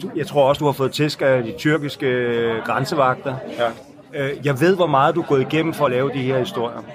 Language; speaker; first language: Danish; native; Danish